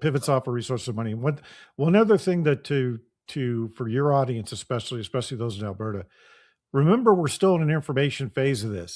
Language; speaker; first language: English; native; English